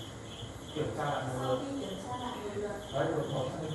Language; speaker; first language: Vietnamese; native; Vietnamese